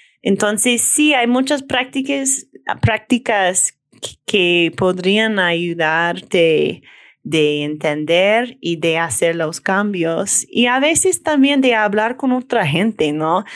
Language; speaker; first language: Spanish; non-native, learner; English